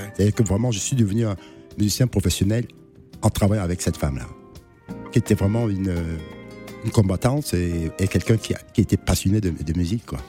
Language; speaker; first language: French; non-native, local second language; Duala